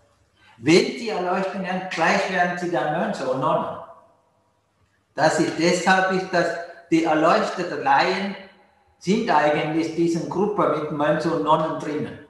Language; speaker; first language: German; non-native, fluent; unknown